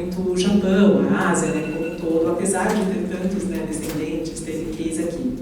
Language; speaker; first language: Portuguese; native; Portuguese